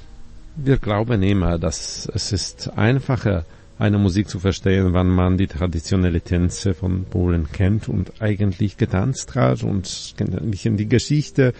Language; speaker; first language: German; non-native, fluent; Polish